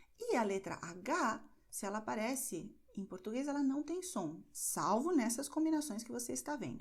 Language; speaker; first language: Portuguese; native; Portuguese